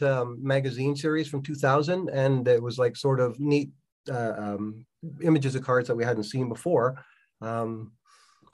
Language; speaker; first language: English; native; English